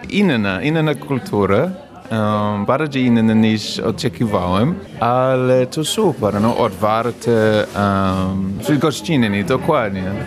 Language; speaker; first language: Polish; non-native, learner; English